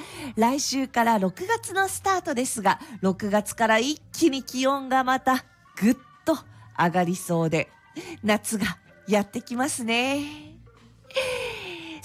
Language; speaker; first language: Japanese; native; Japanese